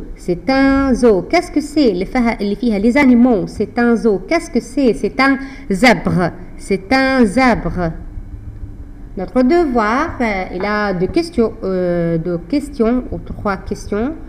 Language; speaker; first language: French; non-native, fluent; Arabic